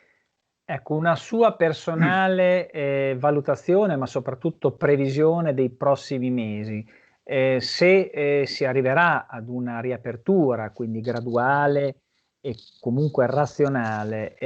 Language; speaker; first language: Italian; native; Italian